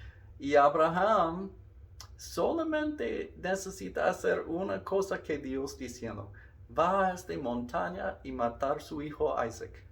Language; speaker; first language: Spanish; non-native, learner; English